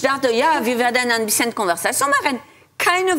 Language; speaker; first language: German; non-native, fluent; French